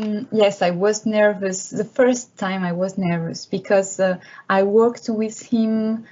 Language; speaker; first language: English; non-native, learner; French